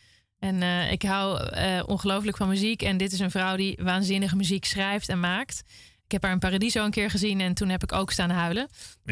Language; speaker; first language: Dutch; native; Dutch